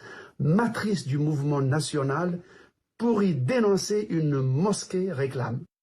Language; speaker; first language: French; native; French